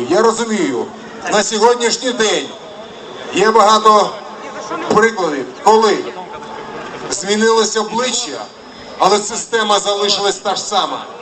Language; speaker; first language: Ukrainian; non-native, local second language; Russian